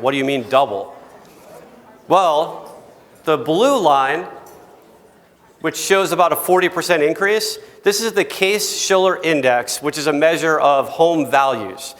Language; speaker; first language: English; native; English